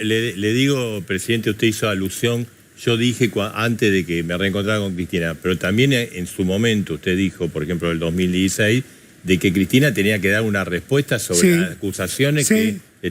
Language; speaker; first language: Spanish; native; Spanish